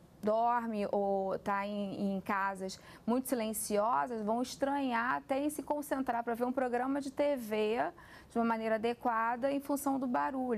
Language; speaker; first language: Portuguese; native; Portuguese